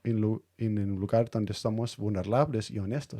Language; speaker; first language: Spanish; non-native, fluent; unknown